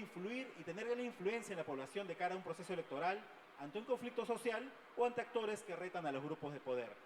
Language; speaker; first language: Spanish; native; Spanish